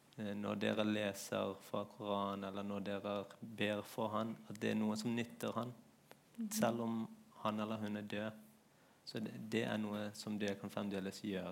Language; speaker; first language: Norwegian; non-native, fluent; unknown